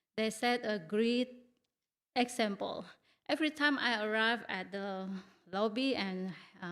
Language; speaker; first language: English; non-native, learner; Indonesian